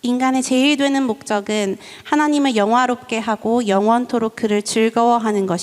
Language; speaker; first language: Korean; native; Korean